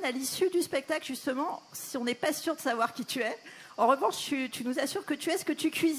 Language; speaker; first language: French; native; French